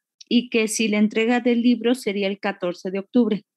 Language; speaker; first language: Spanish; native; Spanish